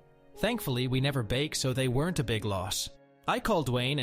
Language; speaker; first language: English; native; English